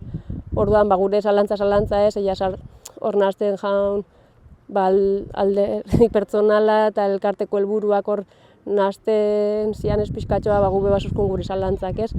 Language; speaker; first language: Basque; native; Basque